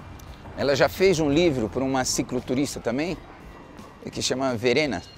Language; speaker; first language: Portuguese; non-native, fluent; Spanish